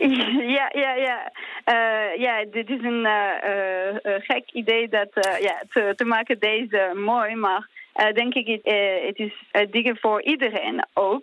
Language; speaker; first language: Dutch; non-native, learner; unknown